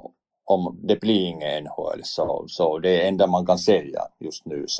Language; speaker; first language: Swedish; non-native, learner; Finnish